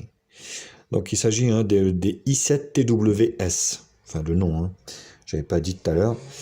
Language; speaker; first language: French; native; French